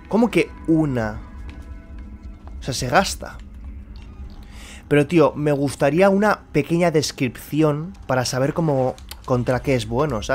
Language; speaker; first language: Spanish; native; Spanish